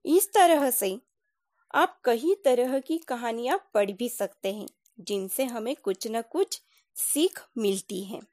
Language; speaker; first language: Hindi; non-native, local second language; Marathi